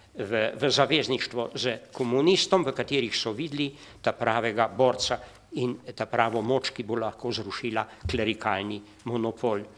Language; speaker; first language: Slovenian; native; Slovenian